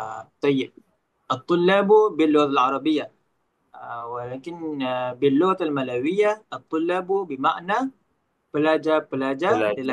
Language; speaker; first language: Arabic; non-native, learner; Malay